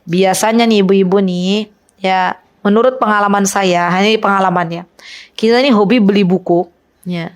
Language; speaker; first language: Indonesian; native; Indonesian